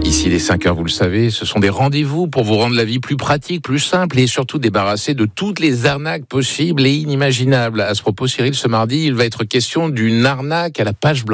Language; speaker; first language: French; native; French